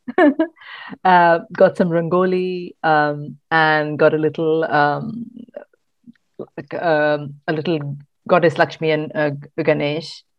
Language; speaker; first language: English; non-native, local second language; Malayalam